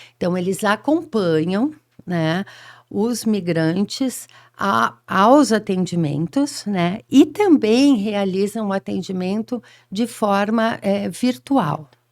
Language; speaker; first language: Portuguese; native; Portuguese